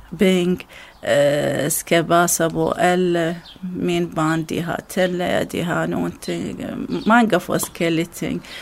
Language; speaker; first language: Danish; non-native, learner; Arabic